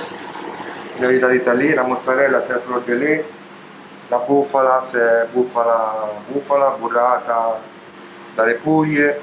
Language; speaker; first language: French; non-native, learner; Italian